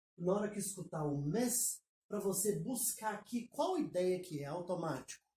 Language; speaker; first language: Portuguese; native; Portuguese